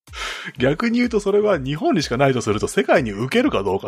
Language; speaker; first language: Japanese; native; Japanese